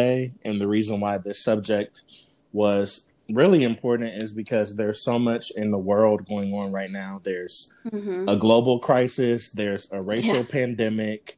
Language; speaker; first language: English; native; English